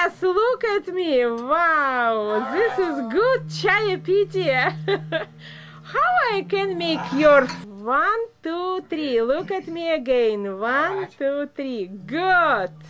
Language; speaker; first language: English; non-native, learner; Russian